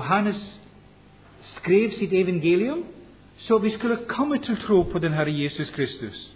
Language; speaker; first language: Norwegian; non-native, fluent; English